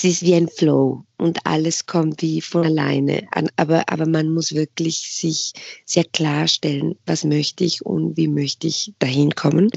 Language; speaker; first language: German; non-native, fluent; Spanish